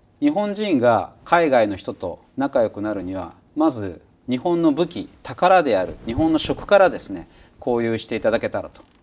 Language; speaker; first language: Japanese; native; Japanese